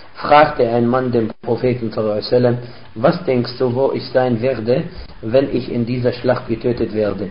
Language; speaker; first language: German; non-native, fluent; Arabic